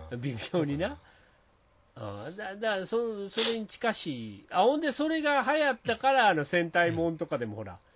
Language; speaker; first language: Japanese; native; Japanese